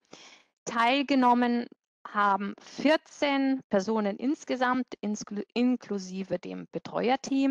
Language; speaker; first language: German; native; German